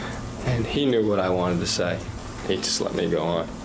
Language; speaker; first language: English; native; English